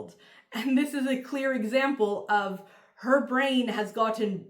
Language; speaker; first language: English; native; English